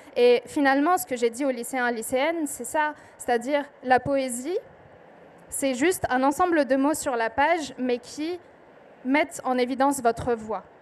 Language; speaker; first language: French; non-native, local second language; Arabic